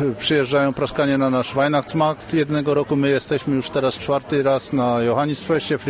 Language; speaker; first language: Polish; early bilingual, heritage; Polish